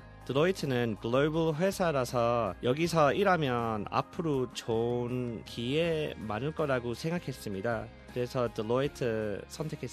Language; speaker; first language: Korean; early bilingual, heritage; Korean